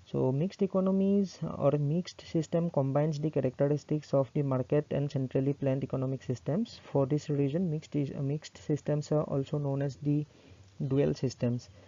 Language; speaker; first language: English; non-native, local second language; Assamese